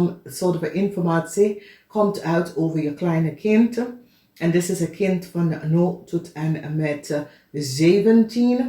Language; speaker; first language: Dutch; non-native, fluent; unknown